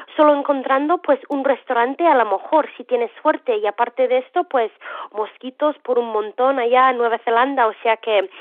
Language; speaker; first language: Spanish; non-native, fluent; English